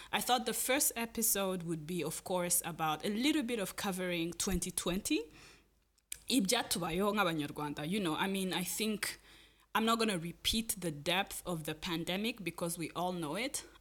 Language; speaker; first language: English; non-native, local second language; Kinyarwanda